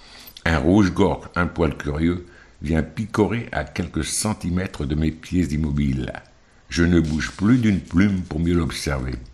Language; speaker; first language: French; native; French